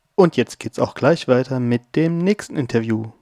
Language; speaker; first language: German; native; German